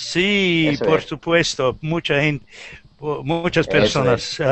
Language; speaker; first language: Spanish; non-native, learner; English